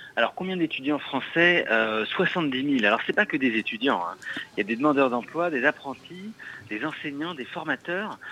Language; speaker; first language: French; native; French